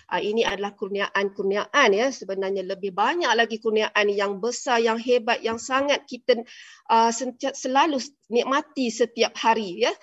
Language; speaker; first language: Malay; native; Malay